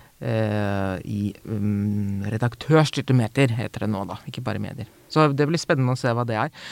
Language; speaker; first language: Norwegian; native; Norwegian